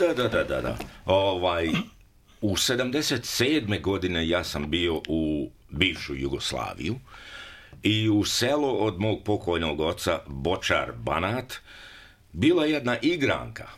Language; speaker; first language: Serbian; early bilingual, heritage; Serbian